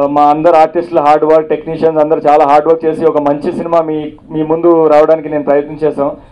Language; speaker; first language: Telugu; non-native, local second language; Urdu